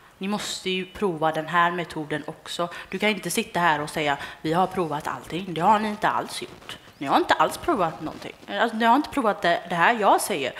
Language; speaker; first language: Swedish; early bilingual, other home language; Tigrinya